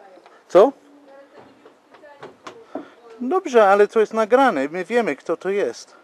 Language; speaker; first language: Polish; non-native, fluent; English